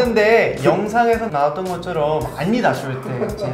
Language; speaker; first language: Korean; non-native, fluent; Portuguese